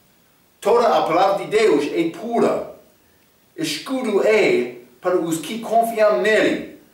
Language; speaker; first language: Portuguese; non-native, fluent; English